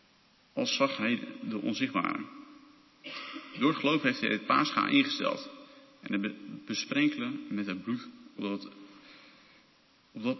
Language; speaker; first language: Dutch; native; Dutch